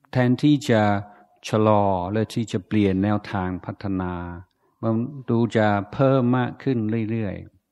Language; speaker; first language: Thai; non-native, fluent; English